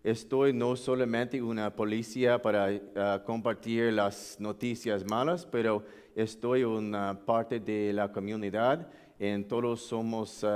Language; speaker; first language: Spanish; non-native, learner; English